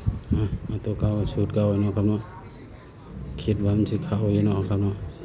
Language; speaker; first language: Thai; non-native, local second language; Lao